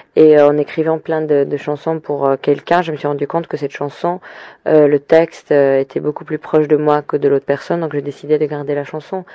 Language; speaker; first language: French; early bilingual, other home language; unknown